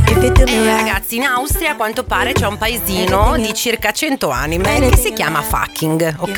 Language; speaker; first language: Italian; native; Italian